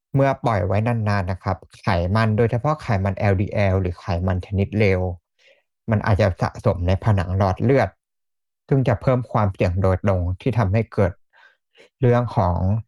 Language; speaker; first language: Thai; native; Thai